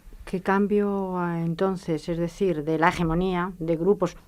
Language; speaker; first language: Spanish; native; Spanish